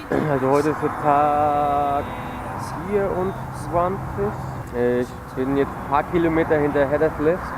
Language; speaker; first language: German; native; German